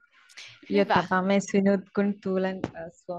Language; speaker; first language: Finnish; non-native, learner; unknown